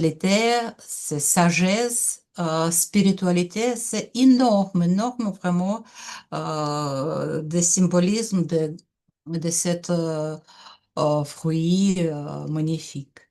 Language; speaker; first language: French; non-native, learner; Russian